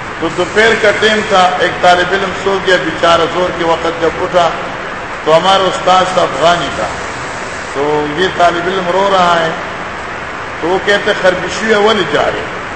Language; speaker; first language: Urdu; non-native, local second language; Pashto